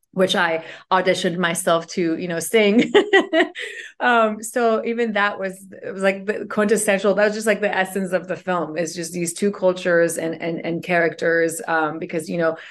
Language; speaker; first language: English; early bilingual, other home language; Persian